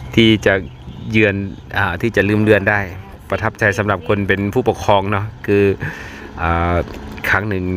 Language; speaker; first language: Thai; native; Thai